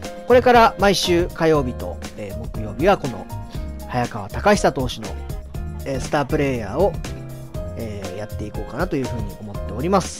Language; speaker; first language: Japanese; native; Japanese